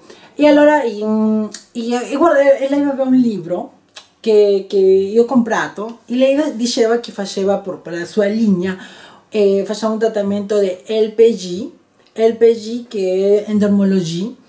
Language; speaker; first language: Italian; non-native, learner; Spanish